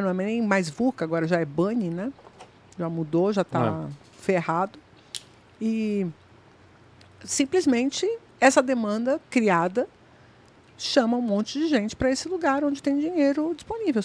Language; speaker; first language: Portuguese; native; Portuguese